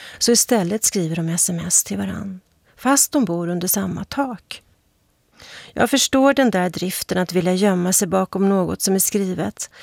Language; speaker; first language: Swedish; native; Swedish